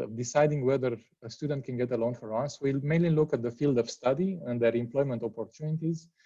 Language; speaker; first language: English; non-native, fluent; Romanian